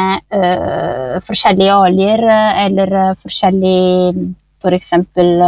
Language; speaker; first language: Norwegian; non-native, fluent; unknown